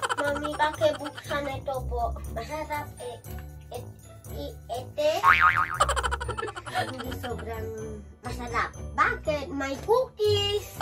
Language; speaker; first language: Filipino; early bilingual, heritage; Filipino